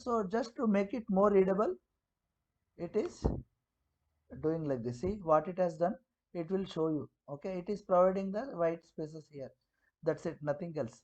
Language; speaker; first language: English; non-native, local second language; Kannada